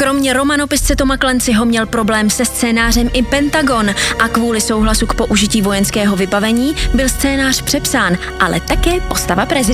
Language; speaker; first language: Czech; native; Czech